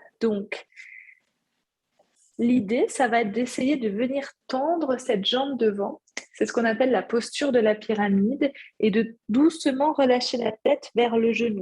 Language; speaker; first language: French; native; French